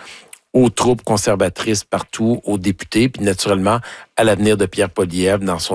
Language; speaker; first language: French; native; French